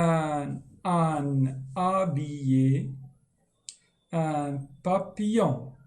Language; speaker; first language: French; non-native, local second language; Arabic